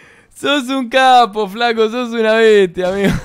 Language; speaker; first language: Spanish; native; Spanish